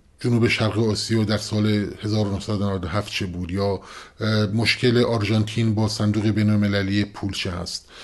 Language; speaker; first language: Persian; non-native, local second language; Kurdish